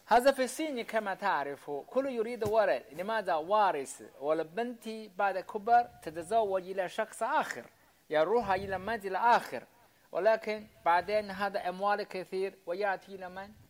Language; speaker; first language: Arabic; non-native, learner; Chinese